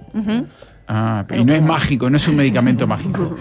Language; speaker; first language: Spanish; native; Spanish